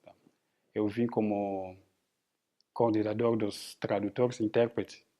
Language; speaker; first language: Portuguese; non-native, fluent; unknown